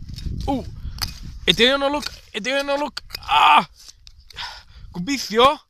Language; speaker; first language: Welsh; non-native, learner; English